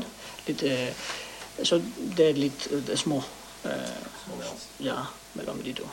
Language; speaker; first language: Norwegian; non-native, learner; Greek